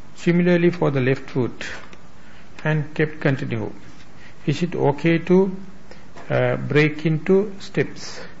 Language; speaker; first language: English; non-native, local second language; Sinhala